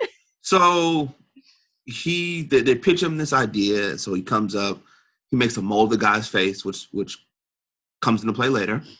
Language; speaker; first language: English; native; English